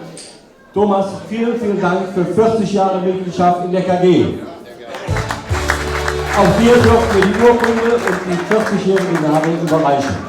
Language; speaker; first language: German; native; German